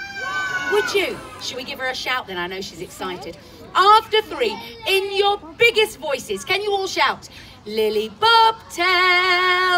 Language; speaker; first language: English; native; English